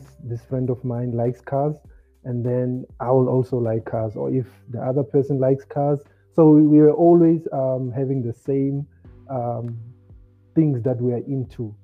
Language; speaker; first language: English; non-native, local second language; Xhosa